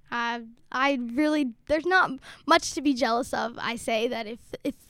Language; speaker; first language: English; early bilingual, other home language; Somali